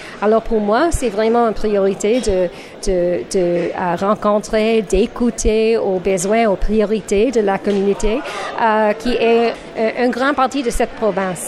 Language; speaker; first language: French; non-native, learner; English